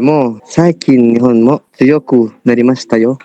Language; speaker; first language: Japanese; non-native, learner; Indonesian